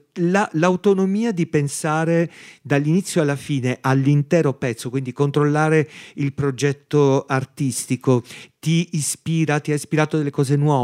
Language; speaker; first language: Italian; native; Italian